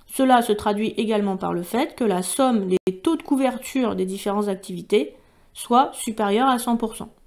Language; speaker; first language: French; native; French